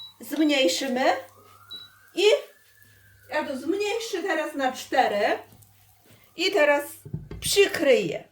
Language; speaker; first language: Polish; non-native, learner; Chinese